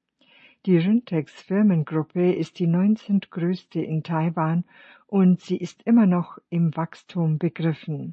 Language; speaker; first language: German; native; German